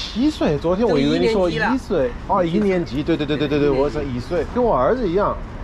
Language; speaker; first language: Chinese; non-native, fluent; English